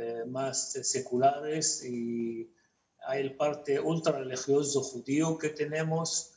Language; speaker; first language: Spanish; non-native, fluent; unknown